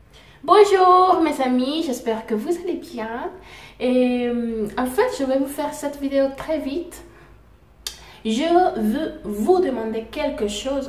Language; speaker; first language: French; non-native, fluent; Spanish